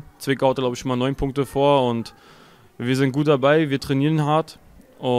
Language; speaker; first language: German; native; German